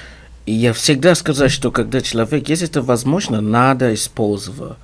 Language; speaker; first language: Russian; non-native, learner; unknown